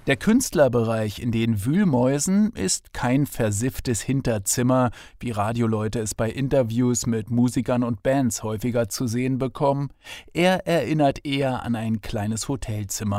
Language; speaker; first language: German; native; German